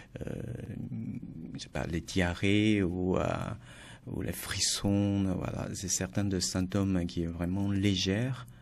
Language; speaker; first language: French; non-native, fluent; Chinese